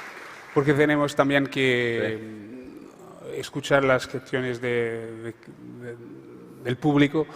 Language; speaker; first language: Spanish; non-native, fluent; Portuguese